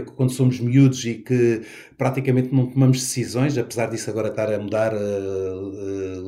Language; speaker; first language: Portuguese; native; Portuguese